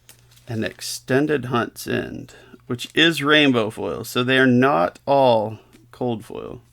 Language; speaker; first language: English; native; English